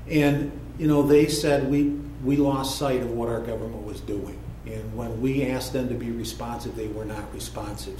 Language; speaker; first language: English; native; English